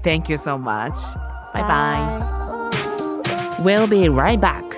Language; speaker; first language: English; non-native, learner; Japanese